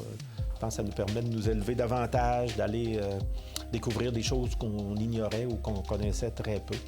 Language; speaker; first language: French; native; French